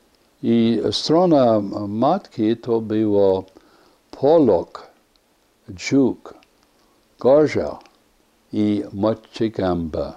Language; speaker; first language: Polish; early bilingual, heritage; Polish